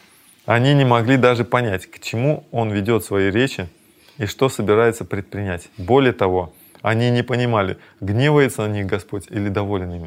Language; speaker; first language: Russian; native; Russian